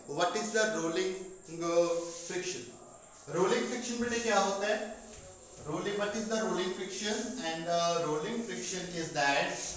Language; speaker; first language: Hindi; non-native, local second language; Punjabi